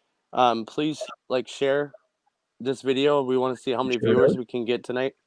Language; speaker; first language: English; native; English